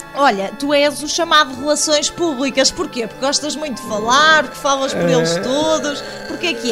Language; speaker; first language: Portuguese; native; Portuguese